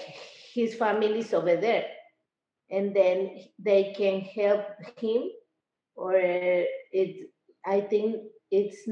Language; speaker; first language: English; non-native, learner; Spanish